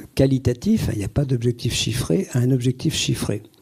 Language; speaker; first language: French; native; French